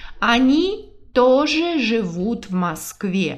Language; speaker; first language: Russian; non-native, fluent; Portuguese